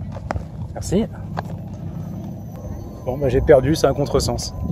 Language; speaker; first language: French; native; French